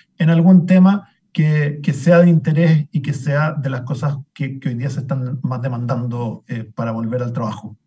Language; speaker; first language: Spanish; native; Spanish